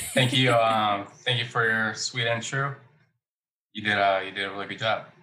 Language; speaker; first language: English; early bilingual, other home language; Spanish